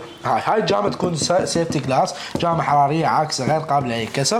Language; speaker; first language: Arabic; native; Arabic